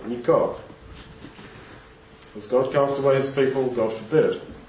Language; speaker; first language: English; native; English